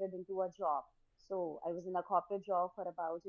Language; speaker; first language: English; non-native, local second language; Hindi